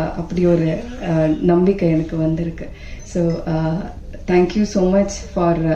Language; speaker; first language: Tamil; non-native, fluent; Malayalam